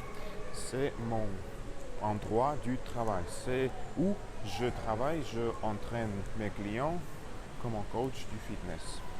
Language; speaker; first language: French; non-native, learner; Russian